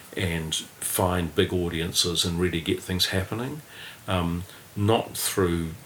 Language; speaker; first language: English; native; English